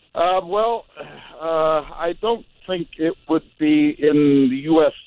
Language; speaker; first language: English; non-native, fluent; Arabic